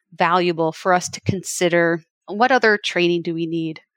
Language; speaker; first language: English; native; English